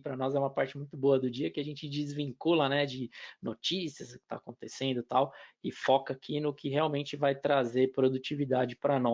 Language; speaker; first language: Portuguese; native; Portuguese